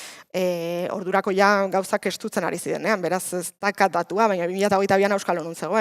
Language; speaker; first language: Basque; native; Basque